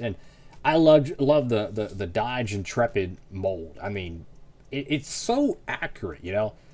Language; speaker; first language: English; native; English